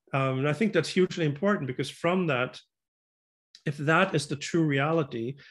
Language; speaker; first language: English; non-native, fluent; German